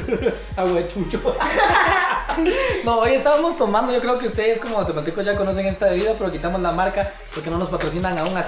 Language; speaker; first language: Spanish; native; Spanish